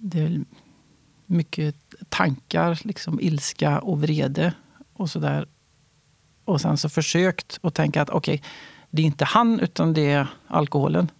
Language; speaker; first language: Swedish; native; Swedish